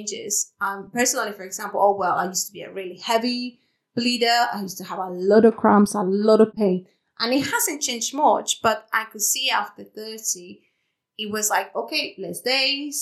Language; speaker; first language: English; non-native, fluent; Spanish